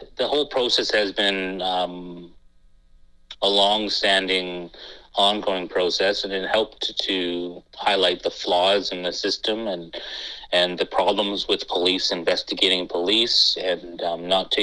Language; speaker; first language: English; native; English